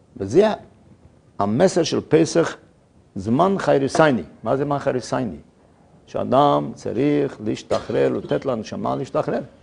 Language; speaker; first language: Hebrew; non-native, fluent; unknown